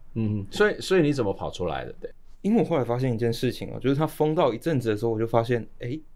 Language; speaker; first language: Chinese; native; Chinese